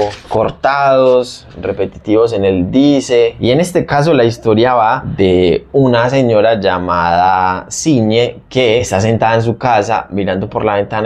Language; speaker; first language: Spanish; native; Spanish